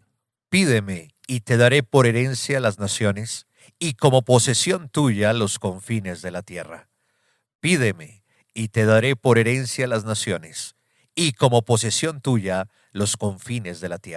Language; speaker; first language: Spanish; native; Spanish